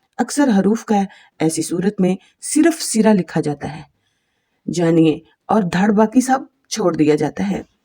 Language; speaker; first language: Urdu; native; Urdu